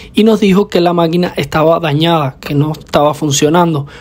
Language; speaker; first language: Spanish; native; Spanish